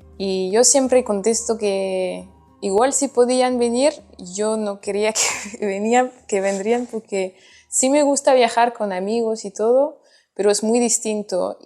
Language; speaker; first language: Spanish; non-native, fluent; French